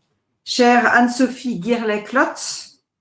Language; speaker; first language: French; native; French